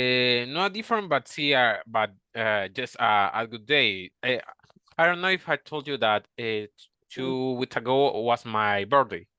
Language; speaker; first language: English; non-native, learner; Spanish